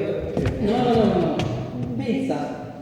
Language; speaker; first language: Italian; non-native, learner; French